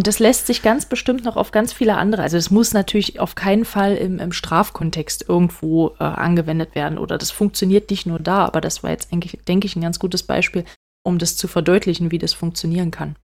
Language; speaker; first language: German; native; German